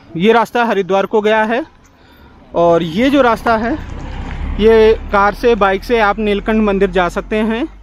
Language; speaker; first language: Hindi; native; Hindi